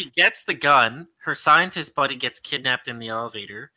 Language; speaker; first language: English; native; English